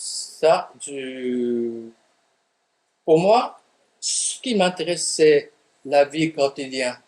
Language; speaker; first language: French; non-native, fluent; Japanese